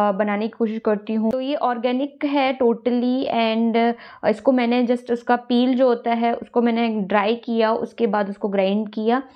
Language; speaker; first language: Hindi; native; Hindi